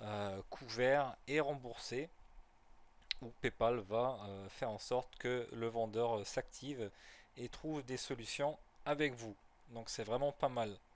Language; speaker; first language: French; native; French